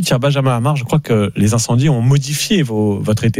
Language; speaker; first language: French; native; French